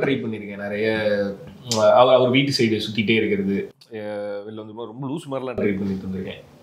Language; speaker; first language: Tamil; native; Tamil